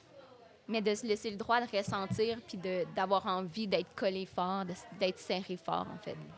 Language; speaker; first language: French; native; French